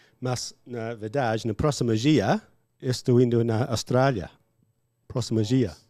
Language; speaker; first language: Portuguese; non-native, learner; English